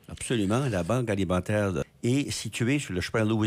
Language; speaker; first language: French; native; French